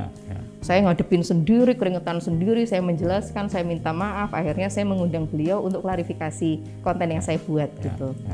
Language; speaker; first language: Indonesian; native; Indonesian